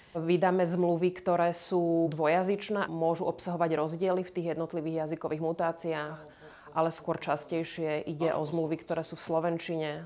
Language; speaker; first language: Slovak; native; Slovak